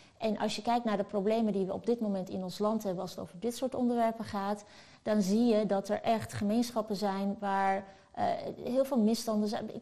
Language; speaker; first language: Dutch; early bilingual, other home language; Turkish